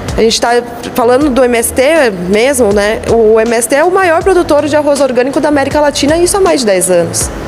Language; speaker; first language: Portuguese; native; Portuguese